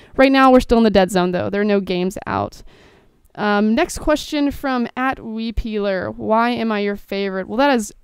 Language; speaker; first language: English; native; English